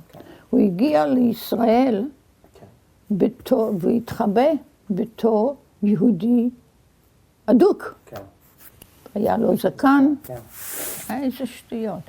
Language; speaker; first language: Hebrew; early bilingual, other home language; Yiddish